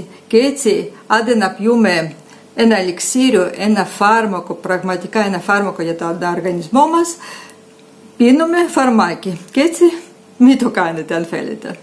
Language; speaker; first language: Greek; non-native, fluent; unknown